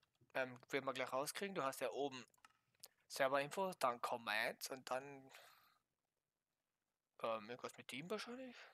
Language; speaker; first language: German; native; German